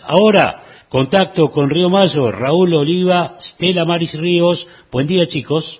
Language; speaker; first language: Spanish; native; Spanish